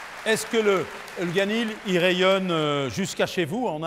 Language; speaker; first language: French; native; French